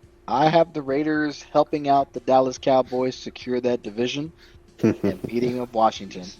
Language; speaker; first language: English; native; English